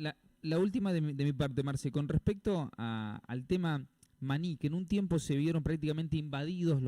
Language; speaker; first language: Spanish; native; Spanish